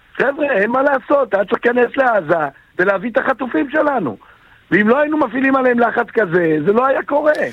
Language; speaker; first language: Hebrew; native; Hebrew